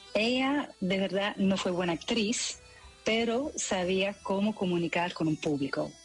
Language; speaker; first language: Spanish; non-native, fluent; French